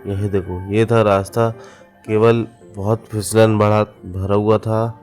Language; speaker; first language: Hindi; native; Hindi